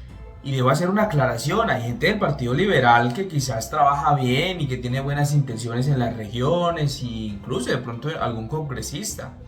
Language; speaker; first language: Spanish; native; Spanish